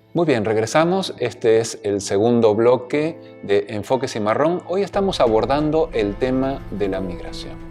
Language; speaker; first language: Spanish; native; Spanish